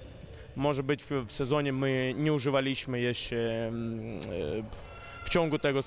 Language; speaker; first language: Polish; non-native, fluent; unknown